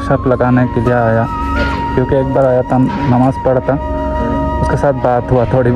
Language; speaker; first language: Hindi; non-native, learner; Bangla